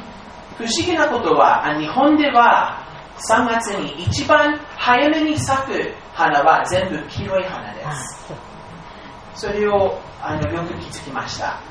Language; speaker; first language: Japanese; non-native, fluent; English